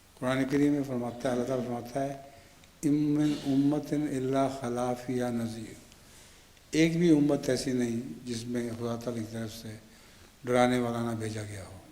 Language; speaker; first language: Urdu; native; Urdu